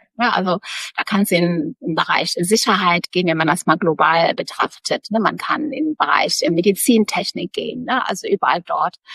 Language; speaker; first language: German; early bilingual, other home language; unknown